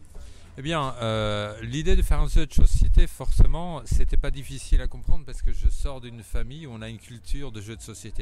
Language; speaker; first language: French; native; French